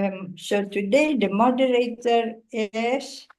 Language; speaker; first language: English; non-native, fluent; Indonesian